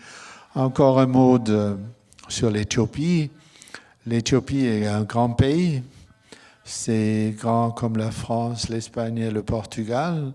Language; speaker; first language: French; non-native, fluent; German